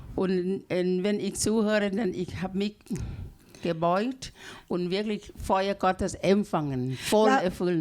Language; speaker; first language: German; non-native, learner; Thai